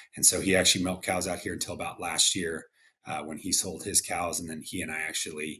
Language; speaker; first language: English; native; English